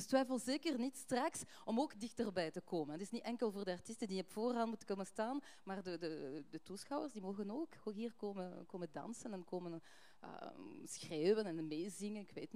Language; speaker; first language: Dutch; non-native, fluent; French